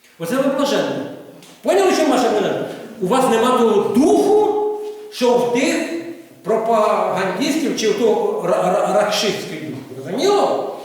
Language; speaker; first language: Ukrainian; non-native, local second language; Russian